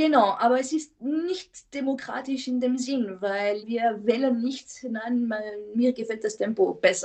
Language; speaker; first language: German; non-native, fluent; French